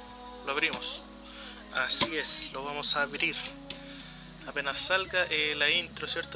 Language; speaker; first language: Spanish; native; Spanish